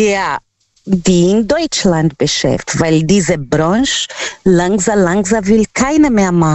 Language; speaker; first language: German; non-native, learner; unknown